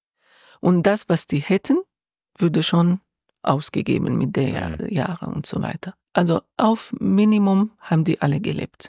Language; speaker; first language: German; non-native, learner; Arabic